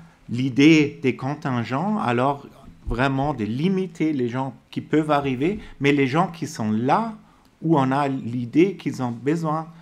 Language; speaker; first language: French; non-native, fluent; German